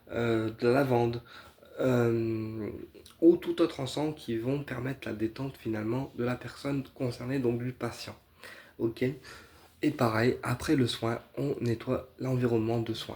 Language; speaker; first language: French; native; French